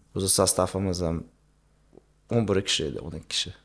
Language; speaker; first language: Uzbek; native; Uzbek